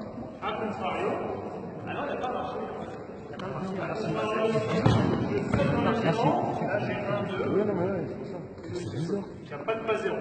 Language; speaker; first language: French; native; French